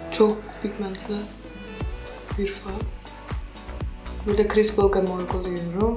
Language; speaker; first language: Turkish; non-native, fluent; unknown